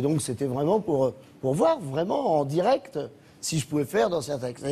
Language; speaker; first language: French; native; French